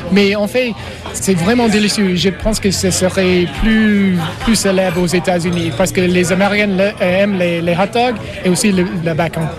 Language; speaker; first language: French; non-native, learner; English